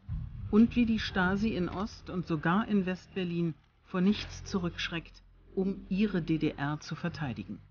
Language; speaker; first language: German; native; German